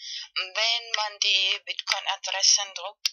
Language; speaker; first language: German; non-native, learner; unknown